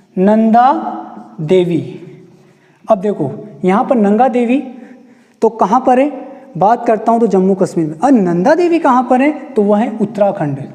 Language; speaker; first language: Hindi; native; Hindi